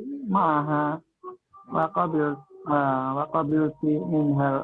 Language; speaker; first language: Arabic; non-native, learner; Indonesian